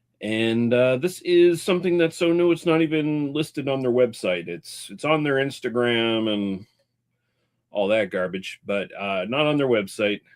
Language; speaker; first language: English; native; English